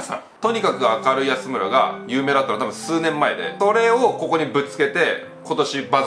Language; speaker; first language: Japanese; native; Japanese